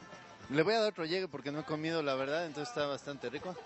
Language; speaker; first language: Spanish; native; Spanish